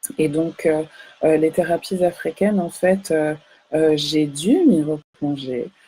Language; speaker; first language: French; native; French